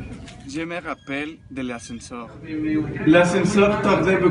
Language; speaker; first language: French; non-native, learner; Spanish